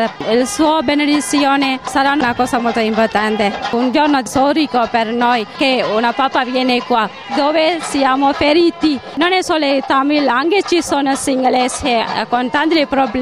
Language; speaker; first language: Italian; non-native, learner; Tamil